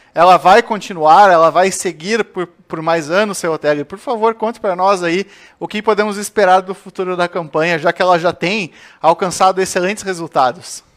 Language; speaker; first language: Portuguese; native; Portuguese